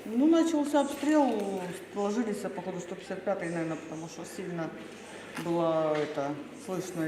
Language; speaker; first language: Russian; native; Russian